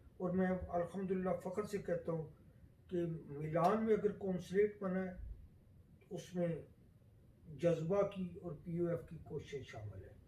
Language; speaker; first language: Urdu; non-native, local second language; Punjabi